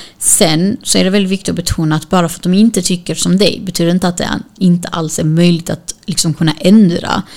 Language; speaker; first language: Swedish; early bilingual, other home language; Kurdish